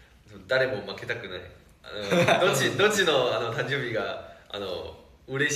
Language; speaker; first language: Japanese; non-native, fluent; Chinese